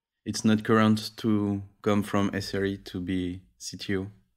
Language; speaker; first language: English; non-native, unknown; French